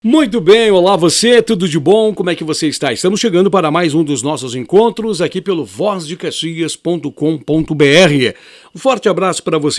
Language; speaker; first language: Portuguese; native; Portuguese